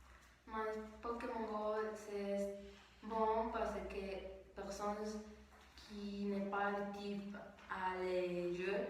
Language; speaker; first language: French; non-native, learner; Spanish